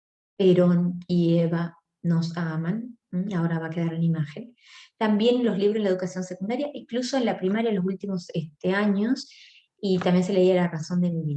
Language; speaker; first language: Spanish; native; Spanish